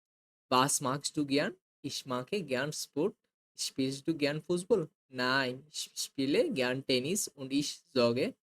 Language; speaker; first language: German; non-native, fluent; Bangla